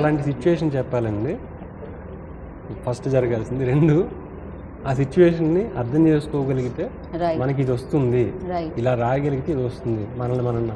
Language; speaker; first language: Telugu; native; Telugu